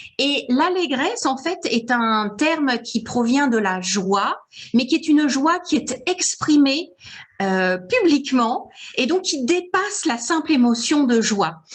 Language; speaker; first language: French; native; French